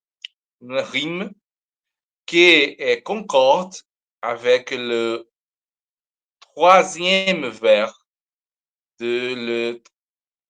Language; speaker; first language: French; non-native, learner; Portuguese